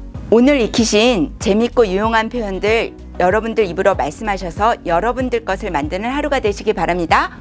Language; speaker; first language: Korean; native; Korean